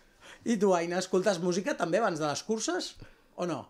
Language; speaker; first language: Catalan; native; Catalan